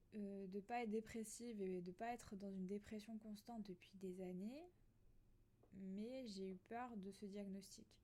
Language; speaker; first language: French; native; French